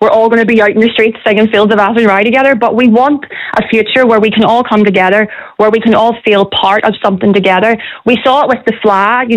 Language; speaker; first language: English; native; English